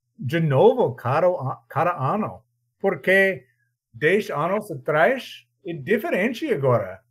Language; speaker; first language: Portuguese; non-native, learner; English